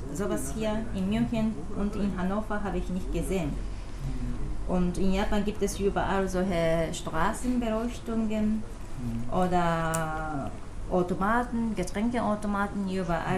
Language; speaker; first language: German; non-native, fluent; Japanese